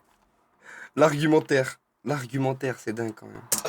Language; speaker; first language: French; native; French